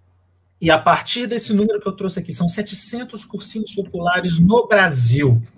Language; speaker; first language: Portuguese; native; Portuguese